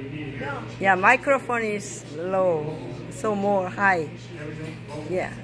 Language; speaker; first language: English; non-native, learner; Korean